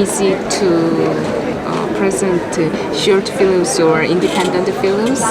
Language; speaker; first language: English; non-native, fluent; Korean